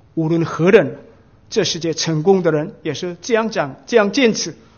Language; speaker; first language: Chinese; non-native, fluent; Korean